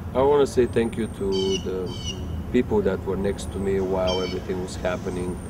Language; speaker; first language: English; non-native, fluent; Bulgarian